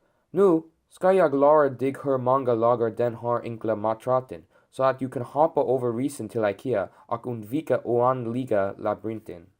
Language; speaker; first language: Swedish; non-native, learner; English